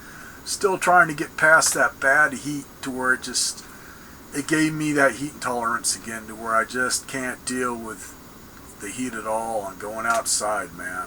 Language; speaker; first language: English; native; English